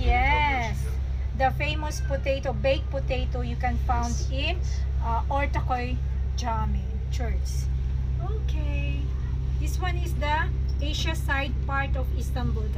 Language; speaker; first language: English; non-native, local second language; Filipino